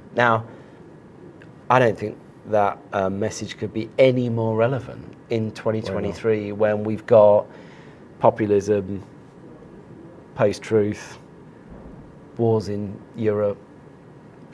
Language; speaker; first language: English; native; English